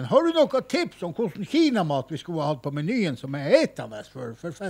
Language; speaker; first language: Norwegian; native; Norwegian